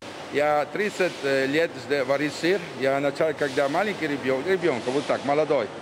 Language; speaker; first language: Russian; non-native, learner; Italian